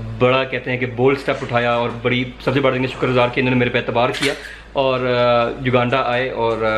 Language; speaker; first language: Urdu; native; Urdu